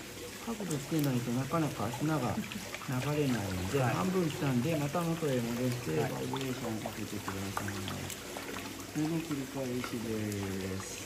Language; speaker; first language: Japanese; native; Japanese